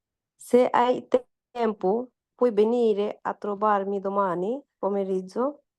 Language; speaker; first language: Italian; non-native, learner; Bangla